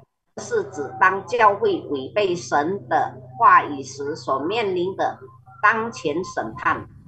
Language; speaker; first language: Chinese; early bilingual, heritage; Chinese